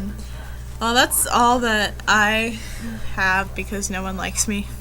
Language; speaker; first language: English; native; English